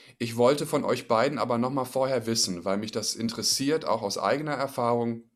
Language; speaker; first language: German; native; German